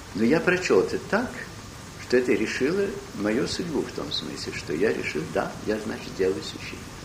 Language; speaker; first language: Russian; early bilingual, heritage; Russian